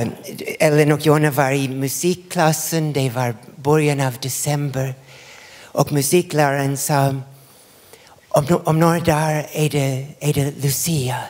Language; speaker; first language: Swedish; non-native, fluent; English